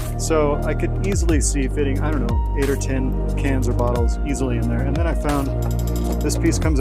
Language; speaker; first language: English; native; English